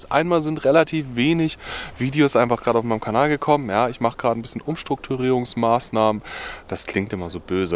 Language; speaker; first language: German; native; German